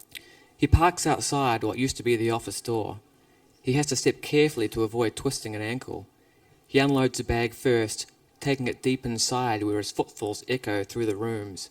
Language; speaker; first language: English; native; English